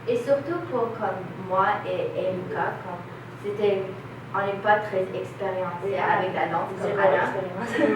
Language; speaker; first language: French; non-native, learner; English